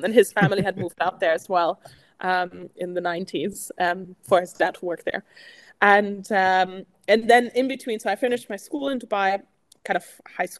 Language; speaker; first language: English; non-native, fluent; German